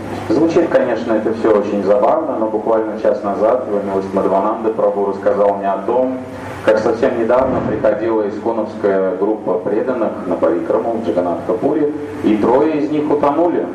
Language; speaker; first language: Russian; native; Russian